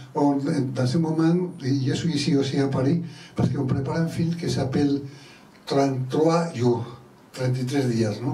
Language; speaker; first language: French; non-native, learner; Spanish